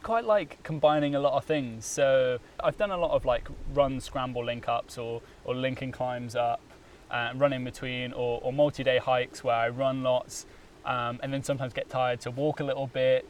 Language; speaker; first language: English; native; English